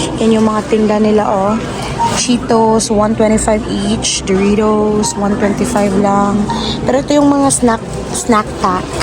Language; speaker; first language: Filipino; native; Filipino